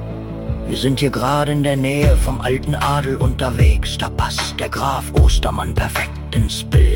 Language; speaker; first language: German; native; German